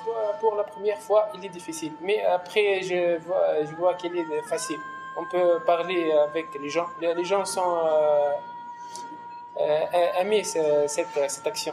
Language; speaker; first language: French; non-native, local second language; Arabic